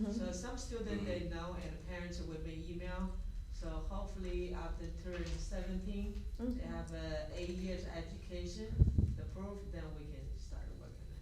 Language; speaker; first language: English; non-native, learner; Chinese